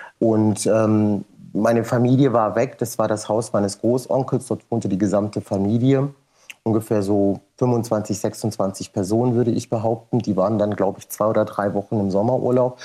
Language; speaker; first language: German; native; German